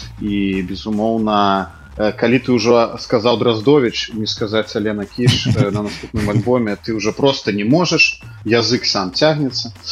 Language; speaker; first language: Belarusian; native; Belarusian